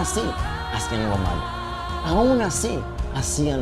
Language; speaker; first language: Spanish; native; Spanish